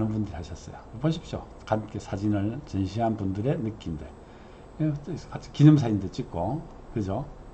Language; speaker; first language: Korean; native; Korean